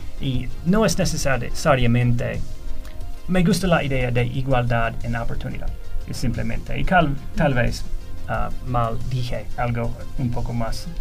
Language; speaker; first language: Spanish; non-native, fluent; English